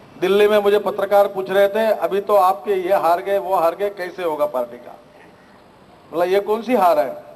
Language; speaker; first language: Hindi; non-native, local second language; Marathi